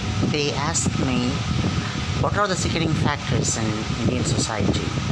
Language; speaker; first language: English; non-native, local second language; Tamil